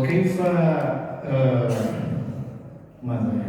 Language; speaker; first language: Arabic; non-native, learner; Indonesian